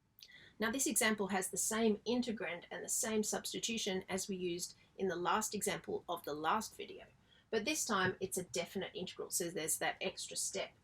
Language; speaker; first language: English; native; English